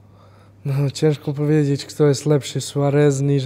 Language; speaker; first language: Polish; non-native, fluent; Serbian